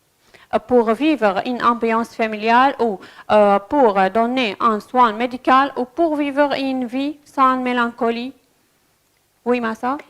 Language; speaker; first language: French; non-native, fluent; Arabic